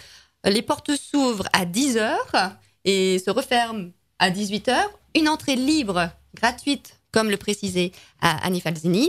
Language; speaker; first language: French; native; French